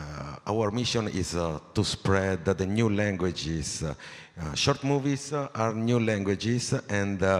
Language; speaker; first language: English; non-native, learner; Italian